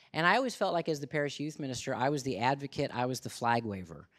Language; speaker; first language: English; native; English